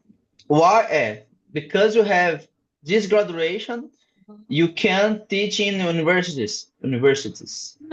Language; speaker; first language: English; non-native, learner; Portuguese